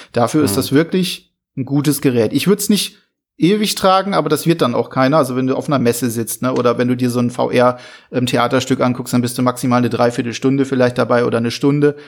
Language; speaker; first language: German; native; German